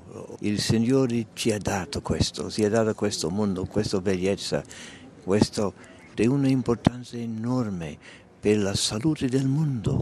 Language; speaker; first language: Italian; non-native, fluent; English